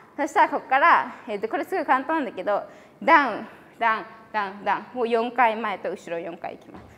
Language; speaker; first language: Japanese; native; Japanese